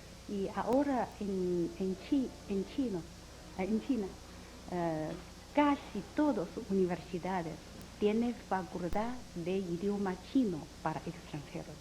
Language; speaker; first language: Spanish; non-native, learner; Chinese